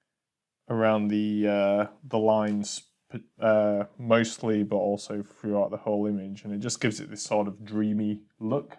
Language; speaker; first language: English; native; English